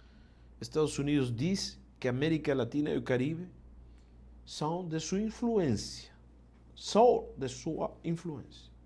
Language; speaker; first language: Portuguese; non-native, fluent; Spanish